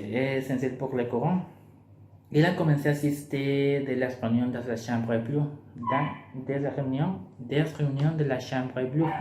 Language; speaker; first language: French; non-native, learner; Spanish